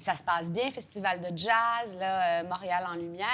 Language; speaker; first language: French; native; French